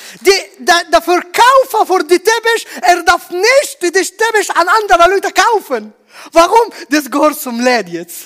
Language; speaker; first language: German; non-native, learner; Arabic